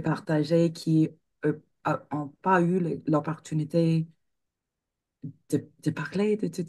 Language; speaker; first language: French; non-native, fluent; English